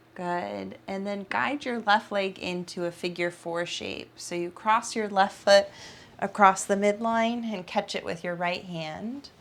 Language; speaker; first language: English; native; English